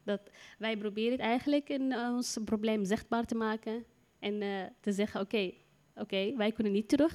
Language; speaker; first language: Dutch; non-native, learner; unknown